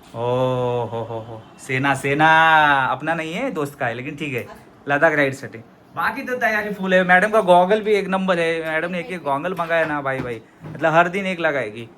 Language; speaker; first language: Hindi; non-native, local second language; Marathi